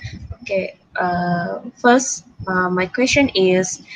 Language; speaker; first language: English; non-native, local second language; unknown